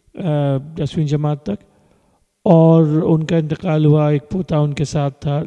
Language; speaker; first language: Urdu; early bilingual, heritage; Urdu